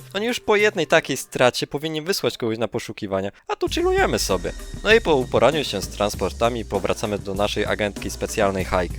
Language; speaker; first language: Polish; native; Polish